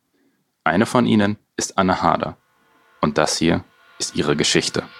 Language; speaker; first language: German; native; German